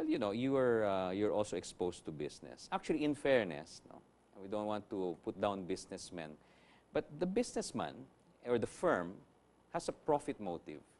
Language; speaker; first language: English; non-native, local second language; Filipino